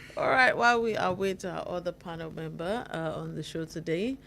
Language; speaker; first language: English; non-native, local second language; Yoruba